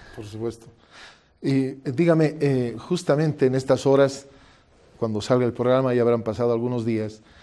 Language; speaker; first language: Spanish; native; Spanish